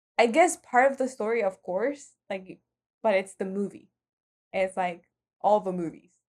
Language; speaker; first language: English; non-native, fluent; Spanish